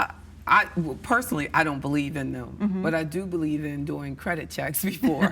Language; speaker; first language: English; native; English